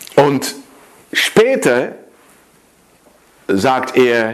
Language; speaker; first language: German; non-native, fluent; Dutch